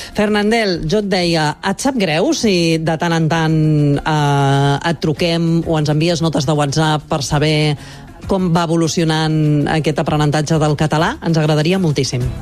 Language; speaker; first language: Catalan; native; Catalan